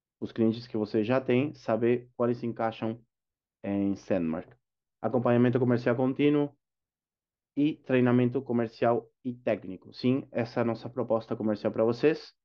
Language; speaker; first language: Portuguese; non-native, fluent; Spanish